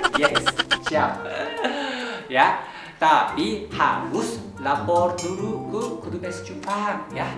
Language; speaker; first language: Indonesian; non-native, fluent; Japanese